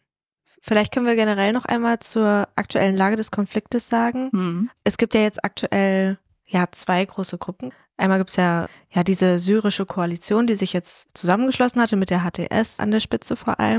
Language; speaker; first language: German; native; German